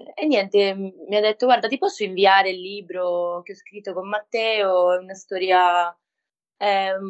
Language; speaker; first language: Italian; non-native, fluent; Spanish